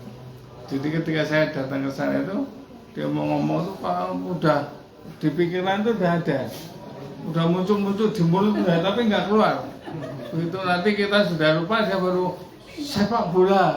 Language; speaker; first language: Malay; non-native, local second language; Javanese